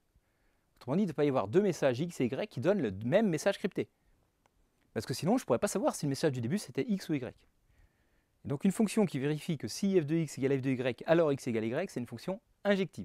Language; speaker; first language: French; native; French